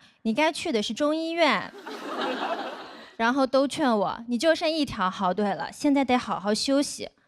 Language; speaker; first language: Chinese; native; Chinese